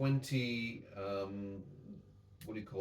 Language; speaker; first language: English; native; English